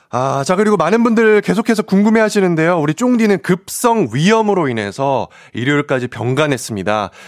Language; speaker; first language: Korean; native; Korean